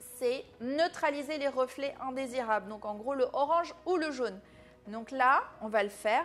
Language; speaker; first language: French; early bilingual, other home language; Arabic